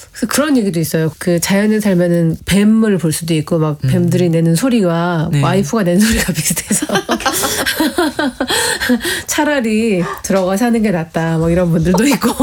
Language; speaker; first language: Korean; native; Korean